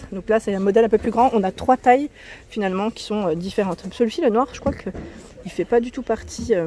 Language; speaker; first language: French; native; French